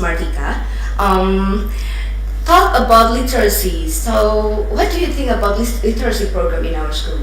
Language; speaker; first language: English; non-native, learner; Indonesian